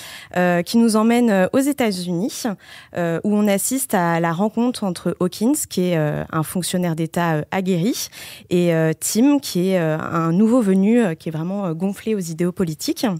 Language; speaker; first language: French; native; French